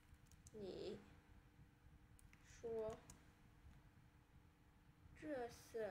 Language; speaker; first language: Chinese; non-native, learner; Vietnamese